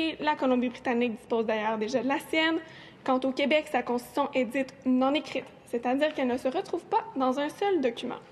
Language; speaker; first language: French; native; French